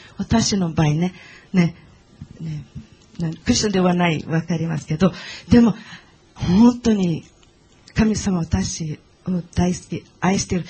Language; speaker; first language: Japanese; non-native, learner; Portuguese